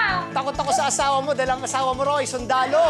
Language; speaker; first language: Filipino; native; Filipino